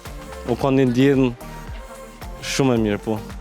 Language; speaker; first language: Albanian; early bilingual, heritage; Albanian